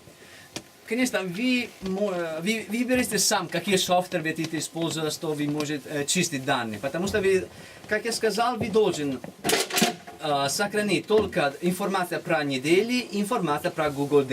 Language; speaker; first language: Russian; non-native, learner; Italian